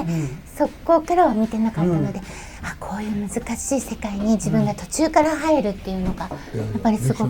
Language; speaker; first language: Japanese; native; Japanese